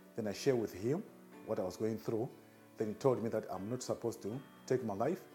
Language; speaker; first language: English; non-native, local second language; Shona